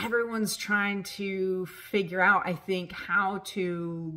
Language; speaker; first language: English; native; English